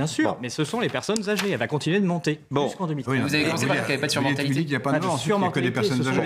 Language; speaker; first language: French; native; French